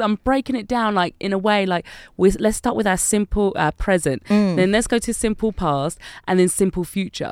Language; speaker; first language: English; native; English